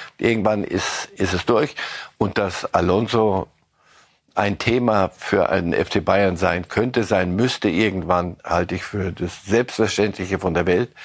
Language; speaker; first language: German; native; German